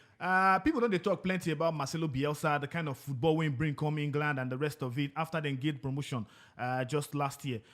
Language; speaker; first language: Nigerian Pidgin; non-native, local second language; Igbo